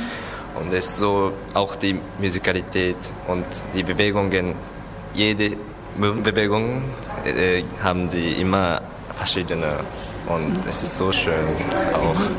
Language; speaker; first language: German; non-native, learner; Japanese